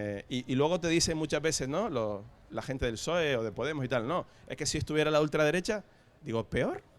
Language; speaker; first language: Spanish; native; Spanish